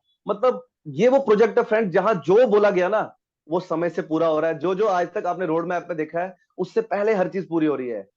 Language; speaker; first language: Hindi; native; Hindi